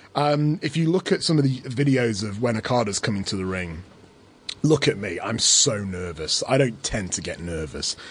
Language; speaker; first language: English; native; English